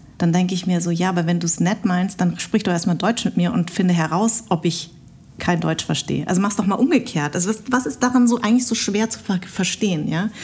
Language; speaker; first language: German; early bilingual, other home language; Vietnamese